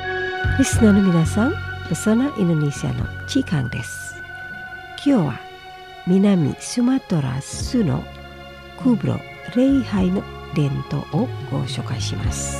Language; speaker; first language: Japanese; non-native, fluent; Indonesian